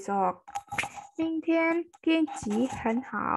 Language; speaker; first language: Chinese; non-native, fluent; Indonesian